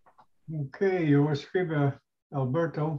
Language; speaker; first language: Spanish; non-native, learner; English